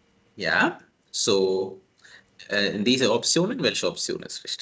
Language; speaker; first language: German; non-native, fluent; Tamil